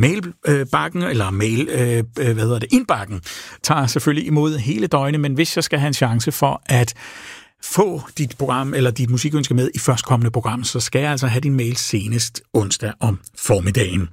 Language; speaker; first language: Danish; native; Danish